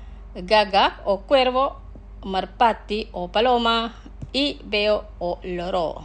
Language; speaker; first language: Spanish; non-native, fluent; Indonesian